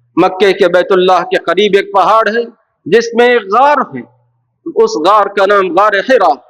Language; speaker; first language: Urdu; native; Urdu